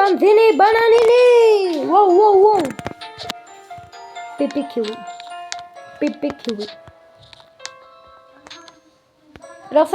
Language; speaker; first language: French; native; French